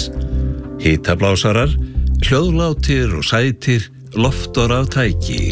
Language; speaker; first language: Icelandic; native; Icelandic